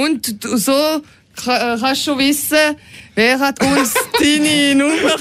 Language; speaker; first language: German; non-native, learner; French